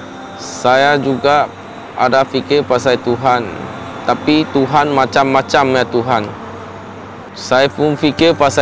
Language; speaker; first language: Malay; non-native, local second language; Min Nan Chinese